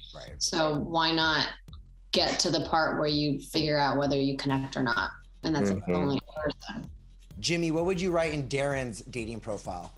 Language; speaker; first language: English; native; English